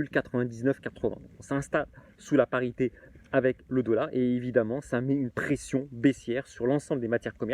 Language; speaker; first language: French; native; French